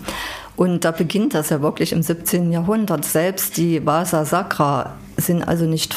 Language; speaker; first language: German; native; German